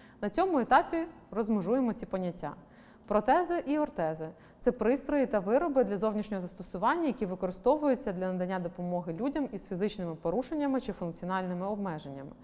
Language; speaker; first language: Ukrainian; native; Ukrainian